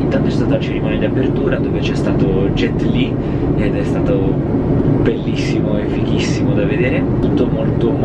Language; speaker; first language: Italian; native; Italian